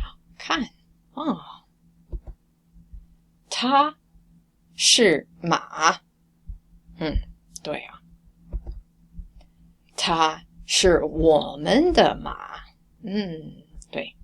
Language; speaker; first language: Chinese; non-native, fluent; English